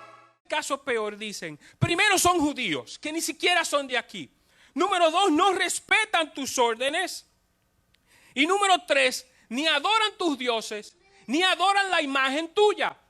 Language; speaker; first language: Spanish; native; Spanish